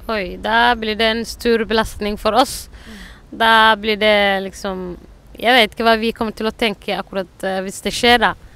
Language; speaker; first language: Norwegian; non-native, learner; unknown